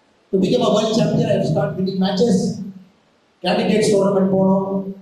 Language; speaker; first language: English; non-native, local second language; Tamil